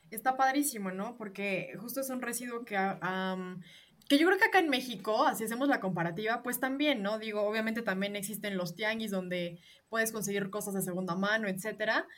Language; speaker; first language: Spanish; native; Spanish